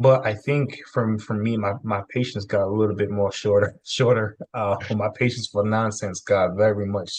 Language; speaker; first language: English; native; English